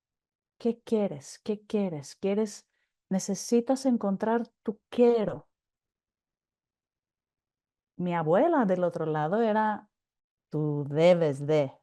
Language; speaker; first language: Spanish; non-native, fluent; Greek